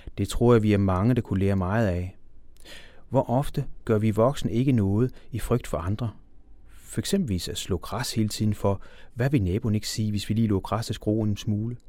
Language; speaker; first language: Danish; native; Danish